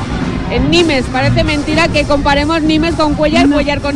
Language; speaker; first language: Spanish; native; Spanish